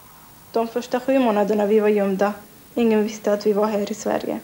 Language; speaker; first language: Swedish; non-native, learner; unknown